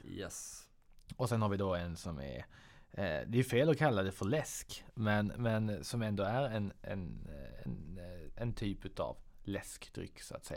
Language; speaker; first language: Swedish; native; Swedish